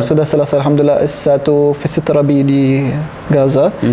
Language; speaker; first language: Indonesian; non-native, learner; Arabic